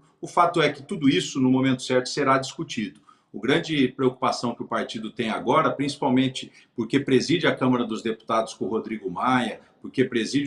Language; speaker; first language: Portuguese; native; Portuguese